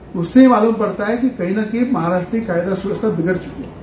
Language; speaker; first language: Hindi; non-native, local second language; Marathi